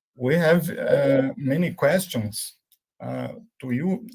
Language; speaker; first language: English; non-native, fluent; Portuguese